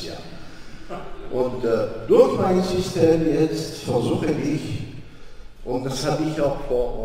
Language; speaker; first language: German; non-native, fluent; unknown